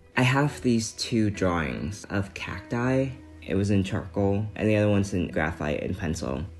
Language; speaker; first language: English; early bilingual, other home language; Vietnamese